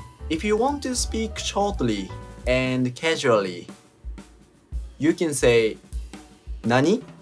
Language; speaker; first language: English; non-native, fluent; Japanese